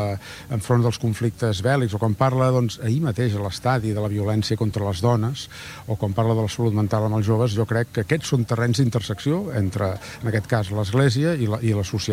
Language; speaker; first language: Catalan; native; Catalan